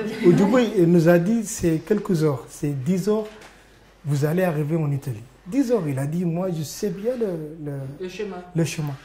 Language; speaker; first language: French; non-native, learner; Arabic